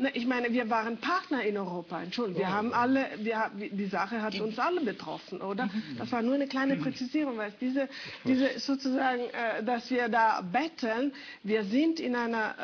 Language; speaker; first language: German; non-native, fluent; Italian